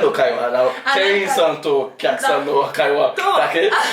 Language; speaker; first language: Japanese; non-native, fluent; English